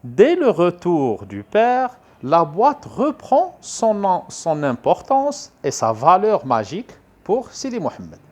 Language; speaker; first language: French; non-native, local second language; Arabic